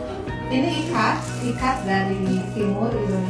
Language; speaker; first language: Indonesian; non-native, learner; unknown